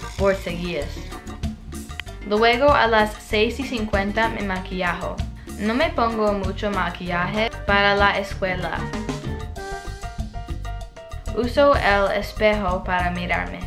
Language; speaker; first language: Spanish; non-native, learner; English